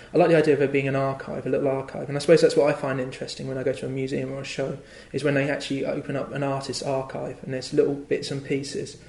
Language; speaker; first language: English; native; English